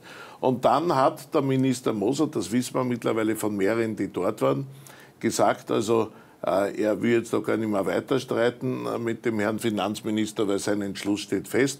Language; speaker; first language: German; native; German